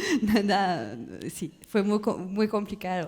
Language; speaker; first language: Spanish; non-native, learner; French